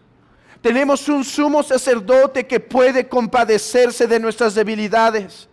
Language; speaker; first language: Spanish; native; Spanish